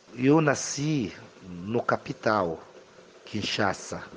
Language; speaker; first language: Portuguese; non-native, fluent; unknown